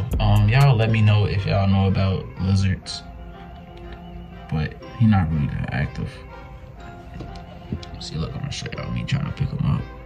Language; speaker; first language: English; native; English